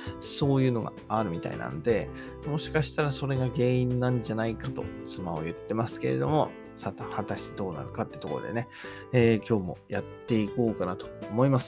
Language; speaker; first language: Japanese; native; Japanese